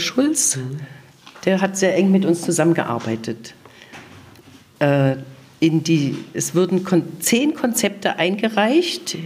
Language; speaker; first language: German; native; German